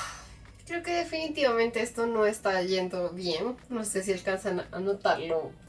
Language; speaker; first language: Spanish; native; Spanish